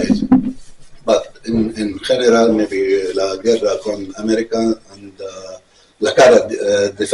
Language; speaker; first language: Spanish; non-native, learner; Arabic